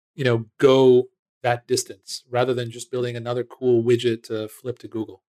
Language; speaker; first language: English; native; English